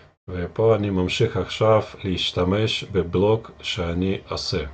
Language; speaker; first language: Hebrew; non-native, fluent; Russian